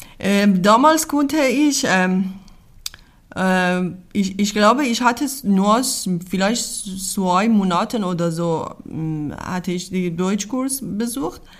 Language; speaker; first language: German; non-native, learner; Persian